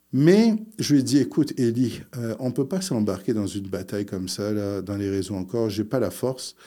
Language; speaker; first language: French; early bilingual, other home language; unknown